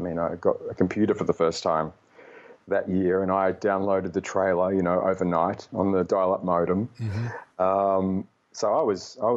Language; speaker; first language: English; native; English